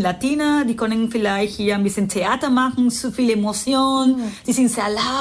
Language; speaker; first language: German; non-native, fluent; Spanish